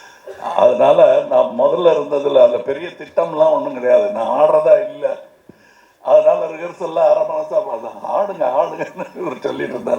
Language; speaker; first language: Tamil; native; Tamil